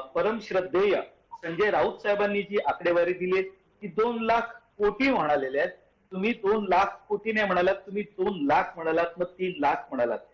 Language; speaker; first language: Marathi; native; Marathi